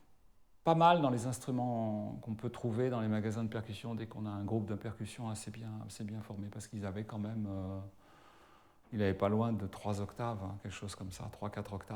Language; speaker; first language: French; native; French